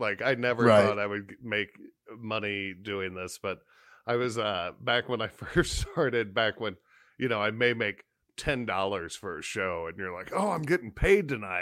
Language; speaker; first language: English; native; English